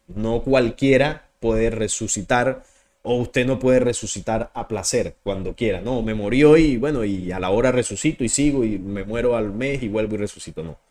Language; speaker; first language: Spanish; native; Spanish